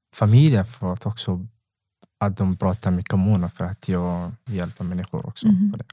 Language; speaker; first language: Swedish; non-native, learner; Tigrinya